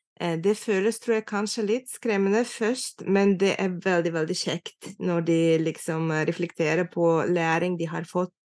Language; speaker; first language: Norwegian; non-native, fluent; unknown